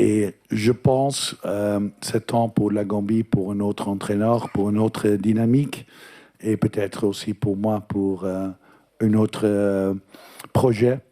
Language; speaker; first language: French; non-native, fluent; Dutch